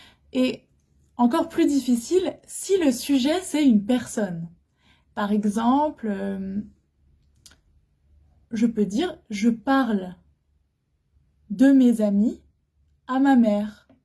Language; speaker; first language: French; non-native, fluent; Arabic